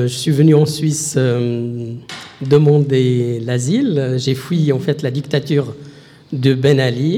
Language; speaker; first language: French; non-native, local second language; Arabic